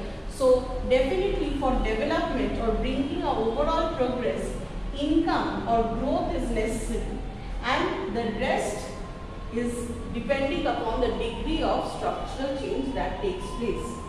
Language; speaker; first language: English; non-native, local second language; Bangla